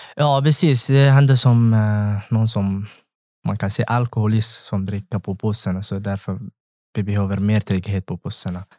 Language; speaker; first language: Swedish; non-native, learner; Tigrinya